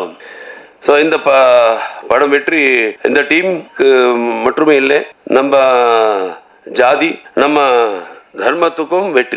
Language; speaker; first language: Tamil; non-native, local second language; Telugu